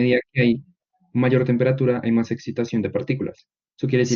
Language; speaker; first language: Spanish; native; Spanish